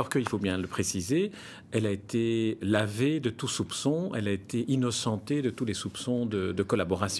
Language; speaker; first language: French; native; French